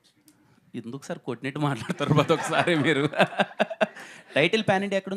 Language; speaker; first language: Telugu; native; Telugu